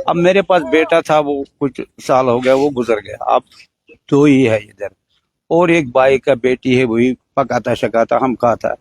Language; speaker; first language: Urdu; non-native, local second language; Kashmiri